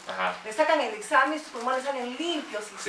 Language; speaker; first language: Spanish; native; Spanish